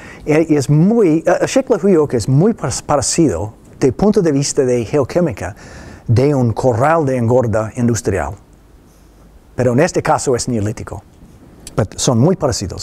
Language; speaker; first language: Spanish; non-native, fluent; English